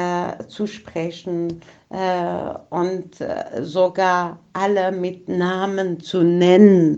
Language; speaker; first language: German; non-native, fluent; Persian